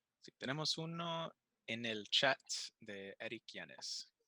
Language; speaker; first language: Spanish; early bilingual, heritage; Spanish